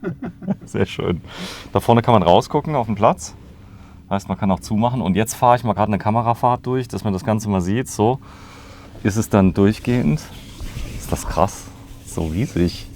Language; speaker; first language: German; native; German